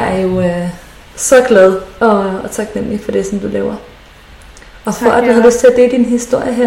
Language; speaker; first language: Danish; native; Danish